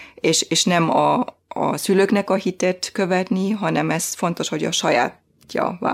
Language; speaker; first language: Hungarian; non-native, fluent; German